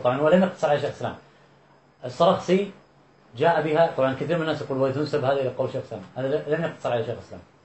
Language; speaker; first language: Arabic; native; Arabic